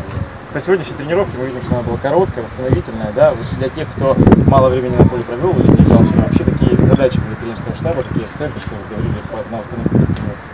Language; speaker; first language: Russian; native; Russian